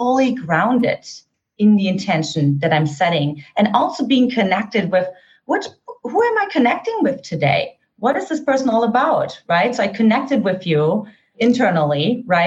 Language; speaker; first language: English; non-native, fluent; German